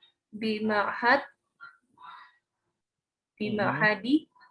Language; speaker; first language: Arabic; non-native, learner; Indonesian